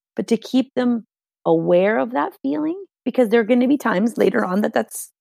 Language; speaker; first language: English; non-native, fluent; Hungarian